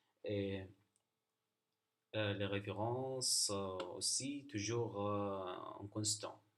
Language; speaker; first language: French; non-native, learner; Arabic